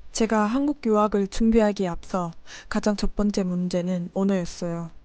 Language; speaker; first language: Korean; non-native, fluent; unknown